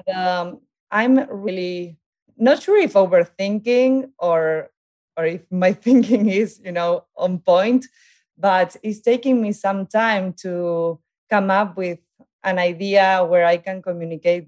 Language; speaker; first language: English; non-native, fluent; Spanish